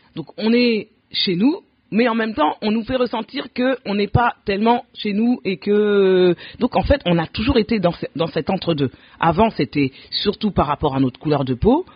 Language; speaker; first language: French; early bilingual, other home language; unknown